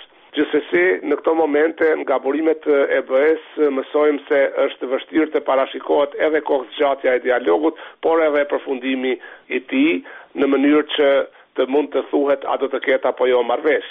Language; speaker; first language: Albanian; native; Albanian